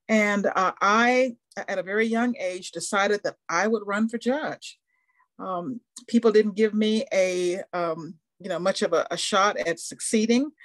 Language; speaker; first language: English; native; English